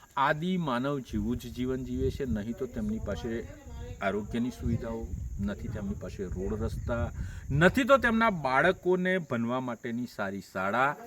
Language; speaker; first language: Gujarati; native; Gujarati